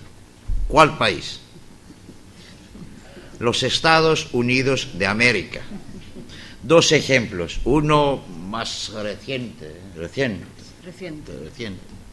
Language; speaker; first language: Spanish; non-native, fluent; Greek